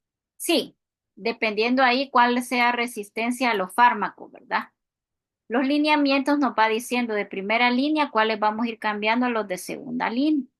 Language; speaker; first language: Spanish; native; Spanish